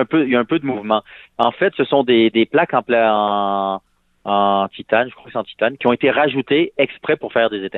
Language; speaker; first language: French; native; French